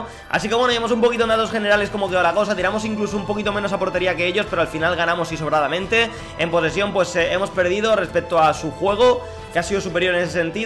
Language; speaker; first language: Spanish; native; Spanish